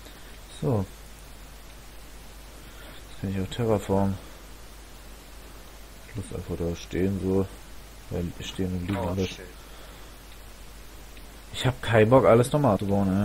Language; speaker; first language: German; native; German